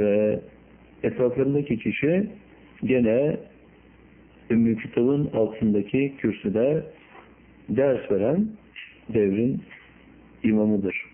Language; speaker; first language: Turkish; native; Turkish